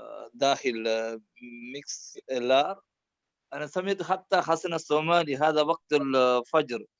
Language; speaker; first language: Arabic; non-native, learner; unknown